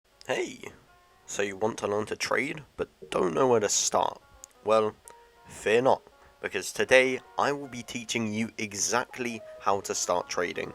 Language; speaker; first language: English; native; English